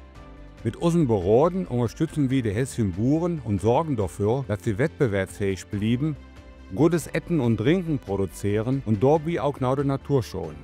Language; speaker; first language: German; native; German